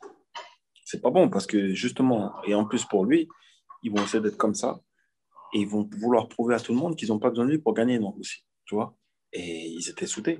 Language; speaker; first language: French; native; French